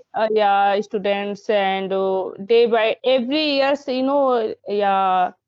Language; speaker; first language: English; non-native, learner; Hindi